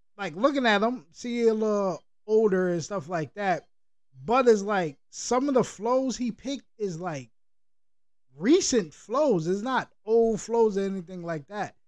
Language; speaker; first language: English; native; English